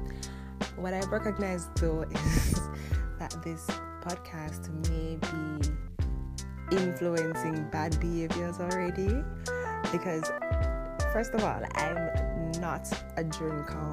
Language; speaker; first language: English; non-native, local second language; Jamaican Creole English